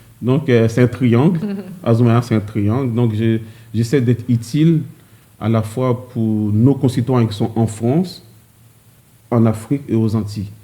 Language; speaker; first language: French; early bilingual, other home language; Haitian Creole